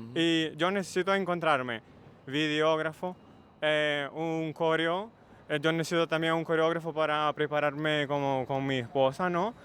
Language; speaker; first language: Spanish; non-native, fluent; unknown